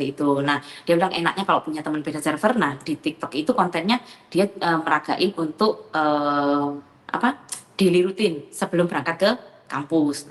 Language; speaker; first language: Indonesian; native; Indonesian